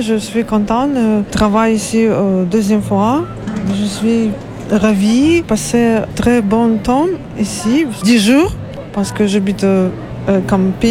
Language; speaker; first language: French; non-native, learner; Ukrainian